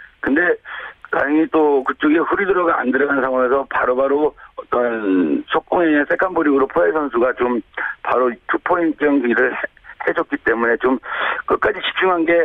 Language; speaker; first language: Korean; native; Korean